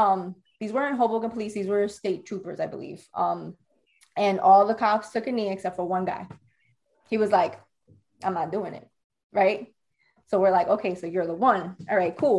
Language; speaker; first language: English; native; English